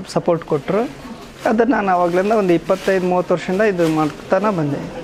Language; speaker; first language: Kannada; native; Kannada